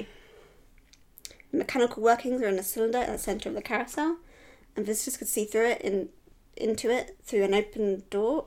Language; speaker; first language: English; native; English